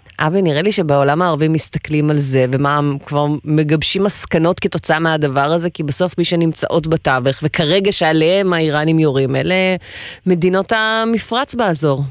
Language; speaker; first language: Hebrew; native; Hebrew